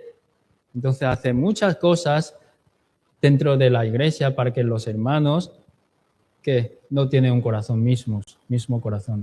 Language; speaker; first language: Spanish; non-native, fluent; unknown